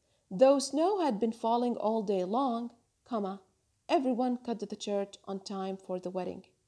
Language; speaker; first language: English; non-native, fluent; Arabic